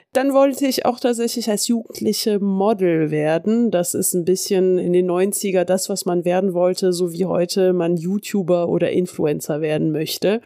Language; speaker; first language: German; early bilingual, heritage; French